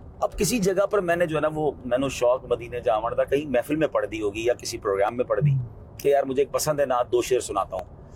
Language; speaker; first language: Urdu; non-native, local second language; Memoni